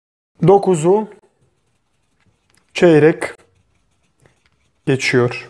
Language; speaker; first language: Turkish; non-native, fluent; Bosnian